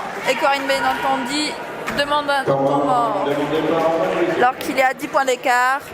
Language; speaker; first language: French; native; French